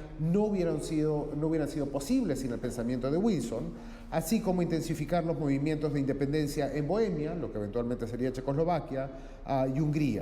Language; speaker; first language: Spanish; native; Spanish